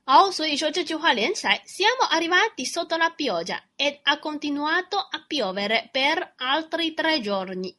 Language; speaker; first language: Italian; non-native, fluent; Chinese